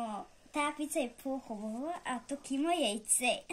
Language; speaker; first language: Bulgarian; early bilingual, heritage; Bulgarian